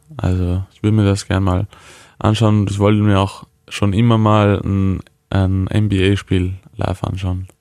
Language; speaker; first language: German; early bilingual, other home language; Croatian